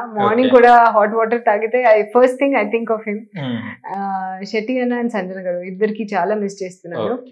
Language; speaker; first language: Telugu; non-native, learner; Hindi